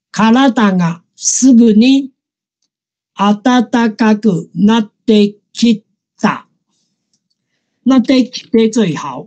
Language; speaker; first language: Japanese; non-native, fluent; Chinese